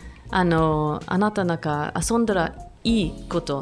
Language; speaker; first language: Japanese; non-native, fluent; English